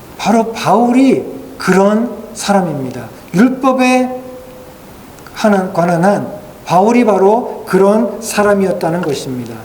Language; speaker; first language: Korean; native; Korean